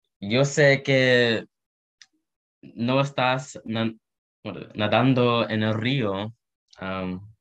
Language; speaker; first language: Spanish; non-native, learner; English